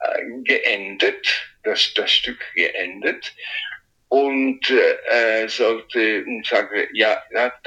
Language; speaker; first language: German; non-native, local second language; Italian